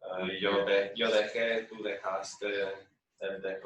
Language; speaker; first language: Spanish; non-native, fluent; English